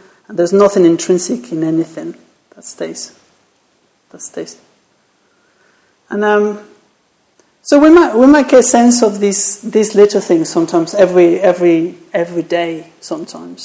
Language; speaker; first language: English; non-native, fluent; Spanish